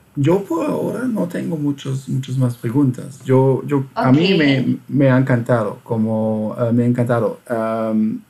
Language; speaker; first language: Spanish; non-native, fluent; German